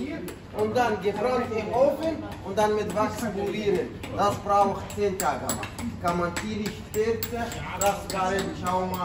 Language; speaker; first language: German; non-native, learner; Arabic